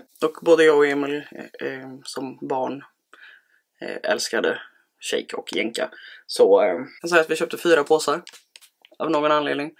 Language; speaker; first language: Swedish; native; Swedish